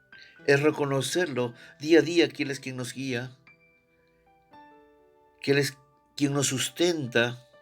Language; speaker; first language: Spanish; native; Spanish